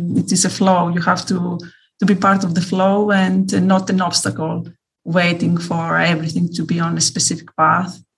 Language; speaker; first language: English; non-native, fluent; Greek